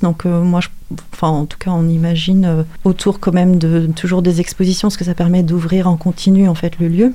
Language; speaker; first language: French; native; French